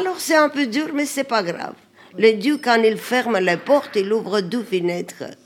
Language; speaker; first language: French; non-native, learner; Armenian